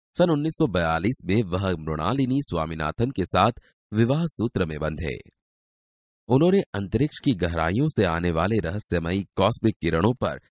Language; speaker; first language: Hindi; non-native, local second language; Gujarati